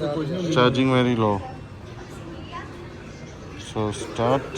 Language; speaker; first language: English; non-native, learner; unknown